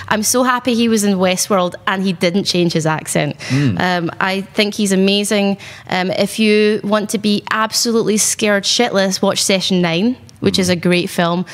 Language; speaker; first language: English; native; English